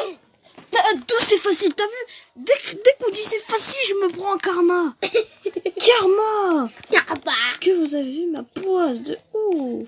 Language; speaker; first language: French; native; French